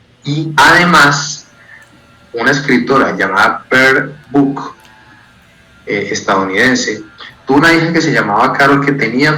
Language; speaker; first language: Spanish; native; Spanish